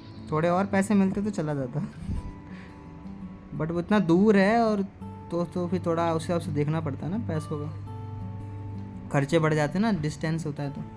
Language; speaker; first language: Hindi; native; Hindi